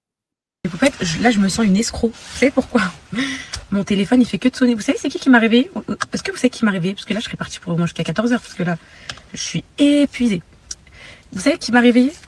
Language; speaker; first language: French; native; French